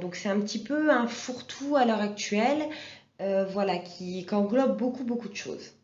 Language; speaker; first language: French; native; French